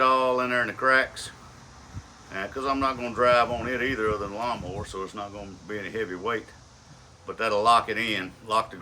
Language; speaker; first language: English; native; English